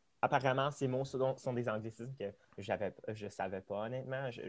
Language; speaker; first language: French; non-native, local second language; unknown